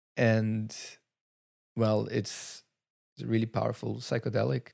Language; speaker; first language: English; non-native, fluent; Portuguese